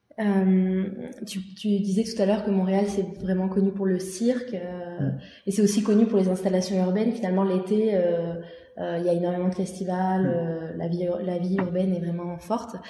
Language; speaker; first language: French; native; French